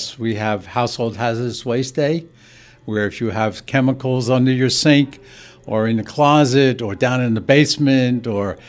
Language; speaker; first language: English; native; English